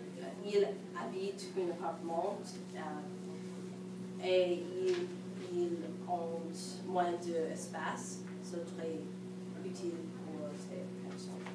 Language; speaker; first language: French; non-native, learner; English